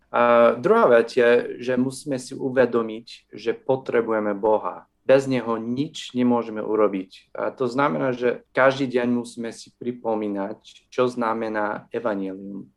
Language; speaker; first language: Slovak; non-native, fluent; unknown